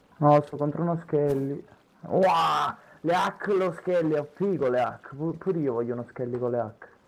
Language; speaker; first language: Italian; native; Italian